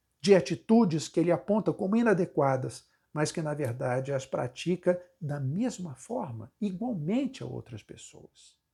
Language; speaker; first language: Portuguese; native; Portuguese